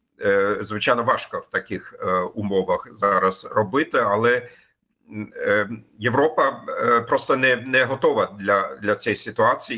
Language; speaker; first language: Ukrainian; non-native, fluent; German